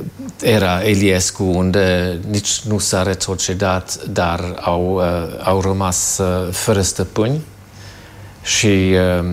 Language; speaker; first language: Romanian; non-native, fluent; German